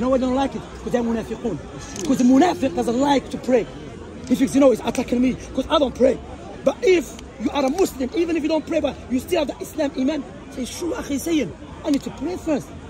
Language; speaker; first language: English; non-native, fluent; Arabic